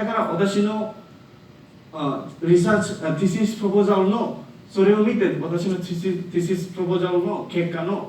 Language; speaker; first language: Japanese; non-native, learner; Bangla